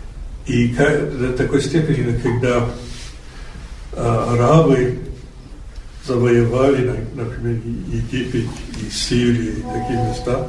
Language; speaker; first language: Russian; non-native, fluent; English